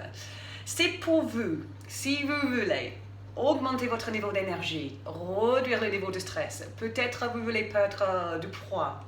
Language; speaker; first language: French; non-native, fluent; English